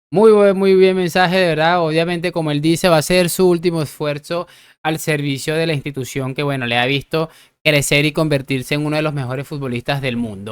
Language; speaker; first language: Spanish; native; Spanish